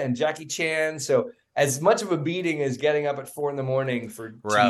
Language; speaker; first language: English; native; English